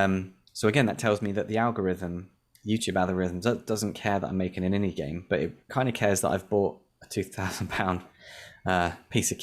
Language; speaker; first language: English; native; English